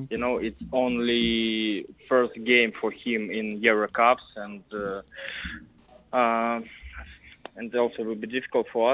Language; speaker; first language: English; non-native, learner; Russian